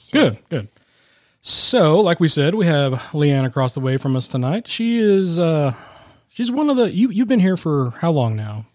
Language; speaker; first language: English; native; English